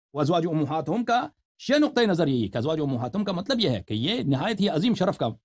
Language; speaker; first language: Urdu; non-native, fluent; Persian